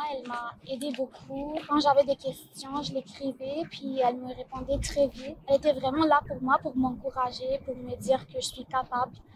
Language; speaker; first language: French; non-native, fluent; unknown